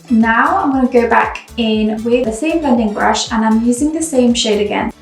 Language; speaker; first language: English; native; English